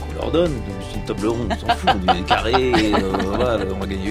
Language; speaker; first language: French; native; French